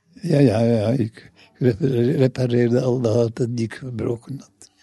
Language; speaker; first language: Dutch; non-native, fluent; English